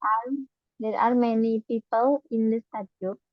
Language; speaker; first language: English; non-native, learner; Indonesian